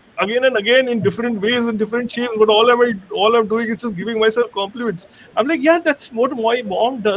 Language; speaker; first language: English; non-native, local second language; Bangla